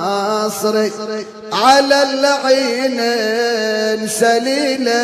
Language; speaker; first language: Arabic; native; Arabic